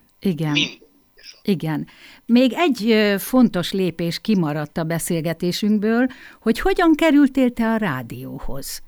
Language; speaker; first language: Hungarian; native; Hungarian